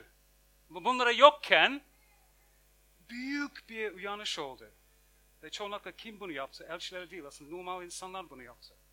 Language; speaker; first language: Turkish; non-native, fluent; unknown